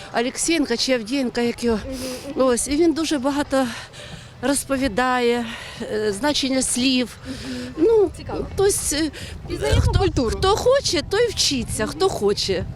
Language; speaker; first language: Ukrainian; non-native, local second language; Russian